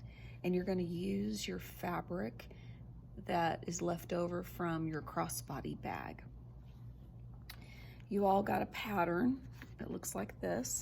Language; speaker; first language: English; native; English